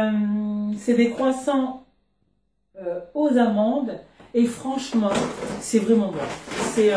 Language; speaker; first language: French; native; French